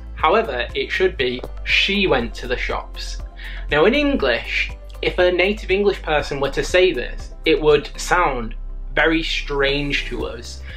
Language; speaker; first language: English; native; English